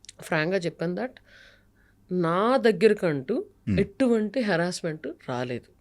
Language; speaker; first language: Telugu; native; Telugu